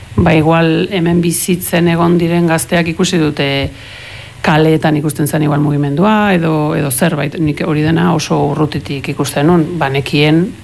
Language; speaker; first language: Basque; early bilingual, heritage; Basque